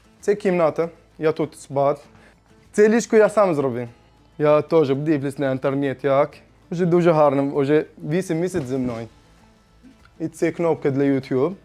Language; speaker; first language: Ukrainian; non-native, learner; Arabic